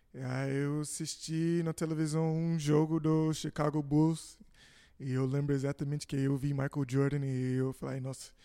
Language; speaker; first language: Portuguese; non-native, fluent; English